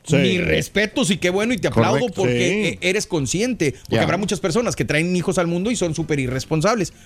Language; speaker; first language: Spanish; native; Spanish